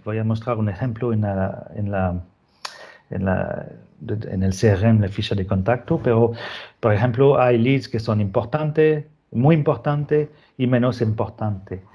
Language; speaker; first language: Spanish; non-native, fluent; French